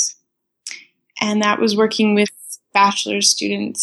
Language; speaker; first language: English; native; English